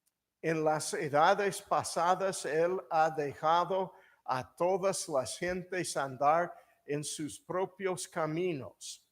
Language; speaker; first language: Spanish; non-native, fluent; English